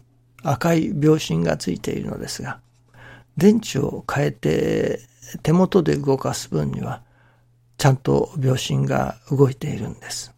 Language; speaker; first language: Japanese; native; Japanese